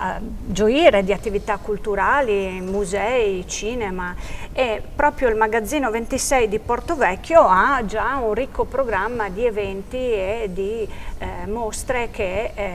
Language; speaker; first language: Italian; native; Italian